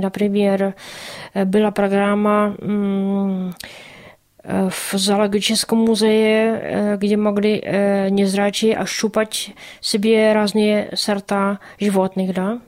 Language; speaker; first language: Russian; non-native, learner; Czech